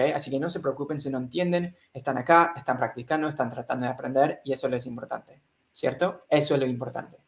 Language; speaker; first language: Spanish; non-native, fluent; English